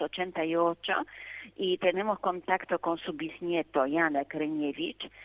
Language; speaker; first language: Spanish; non-native, fluent; Polish